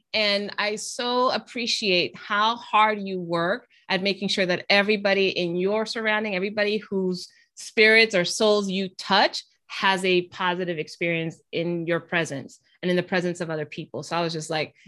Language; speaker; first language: English; early bilingual, other home language; Spanish